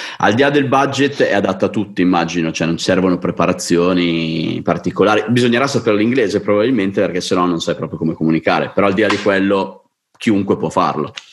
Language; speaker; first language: Italian; native; Italian